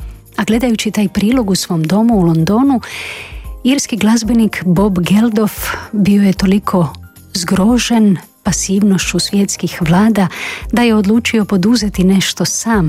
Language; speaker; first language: Bosnian; native; Bosnian